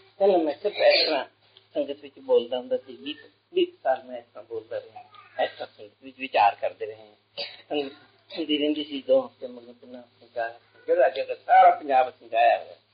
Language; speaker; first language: Punjabi; early bilingual, heritage; Punjabi